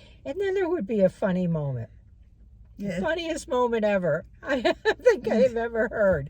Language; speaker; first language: English; native; English